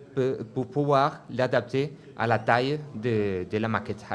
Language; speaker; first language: French; non-native, fluent; Spanish